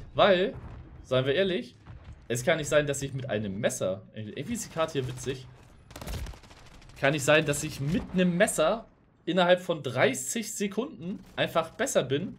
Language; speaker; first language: German; native; German